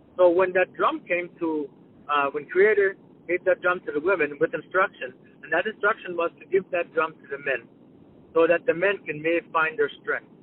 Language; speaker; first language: English; non-native, fluent; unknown